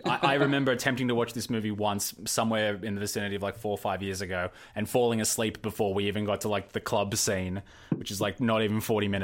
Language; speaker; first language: English; native; English